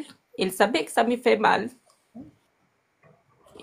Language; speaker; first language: French; non-native, learner; Portuguese